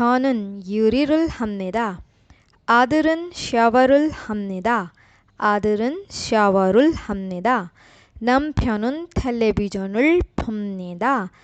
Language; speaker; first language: Korean; non-native, learner; Urdu